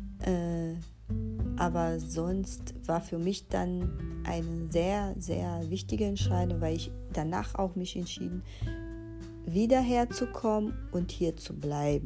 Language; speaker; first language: German; non-native, fluent; Portuguese